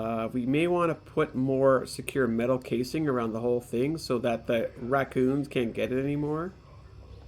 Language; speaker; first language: English; native; English